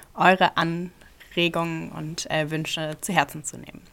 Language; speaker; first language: German; native; German